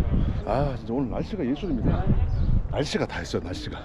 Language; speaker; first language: Korean; native; Korean